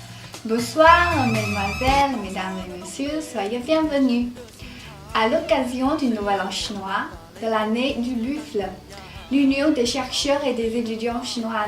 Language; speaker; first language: French; non-native, learner; Chinese